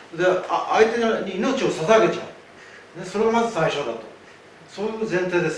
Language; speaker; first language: Japanese; native; Japanese